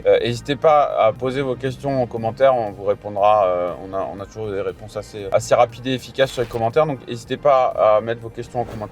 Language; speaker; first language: French; native; French